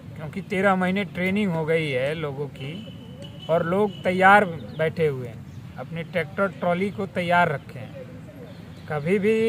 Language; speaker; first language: Hindi; native; Hindi